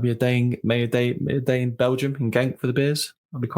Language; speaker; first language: English; native; English